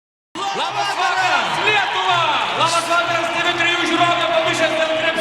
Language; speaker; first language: Lithuanian; native; Lithuanian